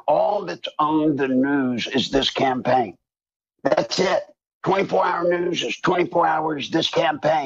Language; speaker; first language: English; native; English